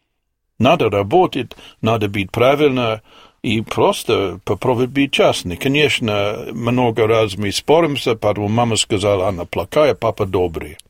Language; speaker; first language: Russian; non-native, learner; English